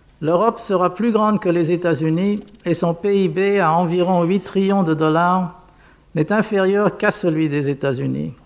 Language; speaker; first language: French; non-native, fluent; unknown